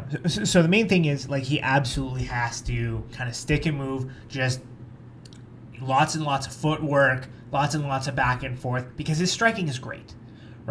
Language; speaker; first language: English; native; English